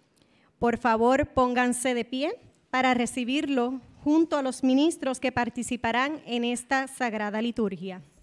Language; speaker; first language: Spanish; native; Spanish